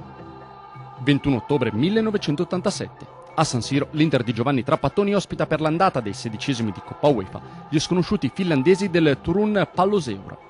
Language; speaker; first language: Italian; native; Italian